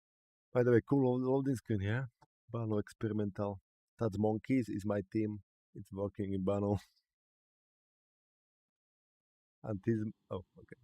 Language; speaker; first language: English; non-native, learner; Slovak